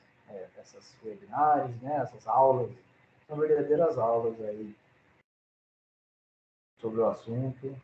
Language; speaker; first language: Portuguese; native; Portuguese